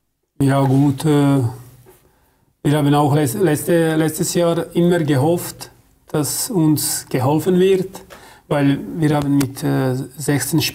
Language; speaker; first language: German; non-native, fluent; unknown